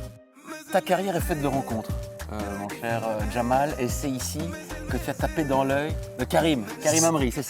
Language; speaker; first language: French; native; French